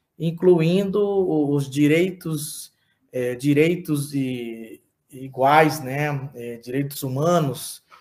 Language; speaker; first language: Portuguese; non-native, local second language; Yanomámi